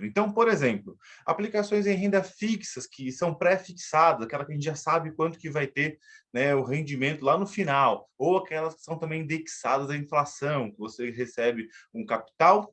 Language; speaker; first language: Portuguese; native; Portuguese